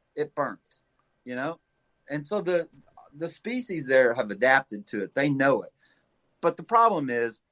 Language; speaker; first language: English; native; English